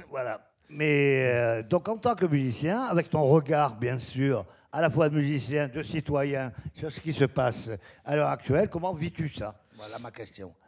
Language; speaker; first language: French; native; French